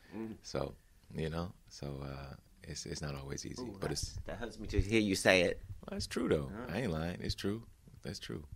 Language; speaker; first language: English; native; English